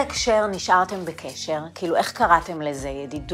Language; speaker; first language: Hebrew; native; Hebrew